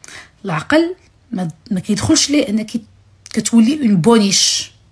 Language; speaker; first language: Arabic; native; Arabic